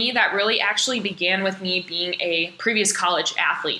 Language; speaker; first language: English; native; English